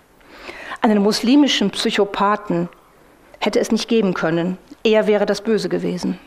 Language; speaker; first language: German; native; German